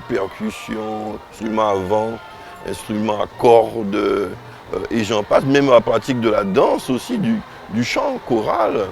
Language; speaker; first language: French; native; French